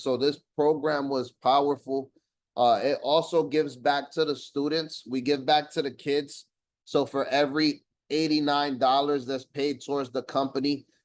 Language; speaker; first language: English; native; English